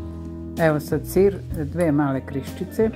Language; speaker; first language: Serbian; native; Serbian